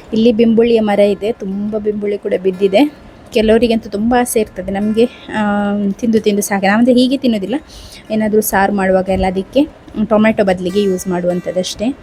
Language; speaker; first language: Kannada; native; Kannada